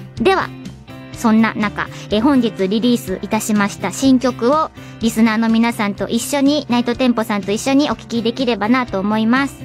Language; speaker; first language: Japanese; native; Japanese